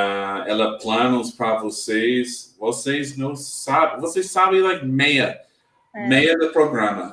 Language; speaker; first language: Portuguese; non-native, learner; English